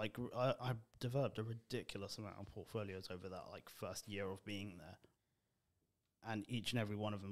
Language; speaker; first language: English; native; English